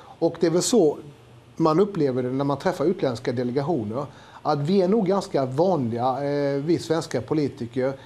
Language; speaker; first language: Swedish; native; Swedish